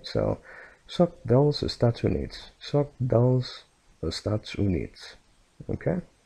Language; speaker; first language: Catalan; non-native, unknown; English